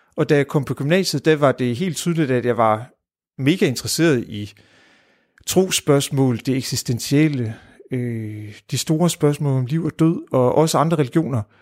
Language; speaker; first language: Danish; native; Danish